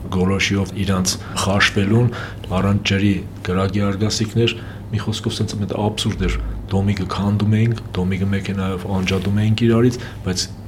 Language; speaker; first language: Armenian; native; Armenian